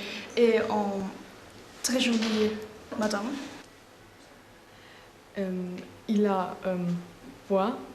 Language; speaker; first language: French; non-native, learner; German